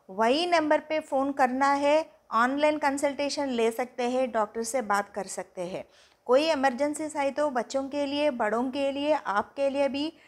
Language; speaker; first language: Hindi; non-native, local second language; Telugu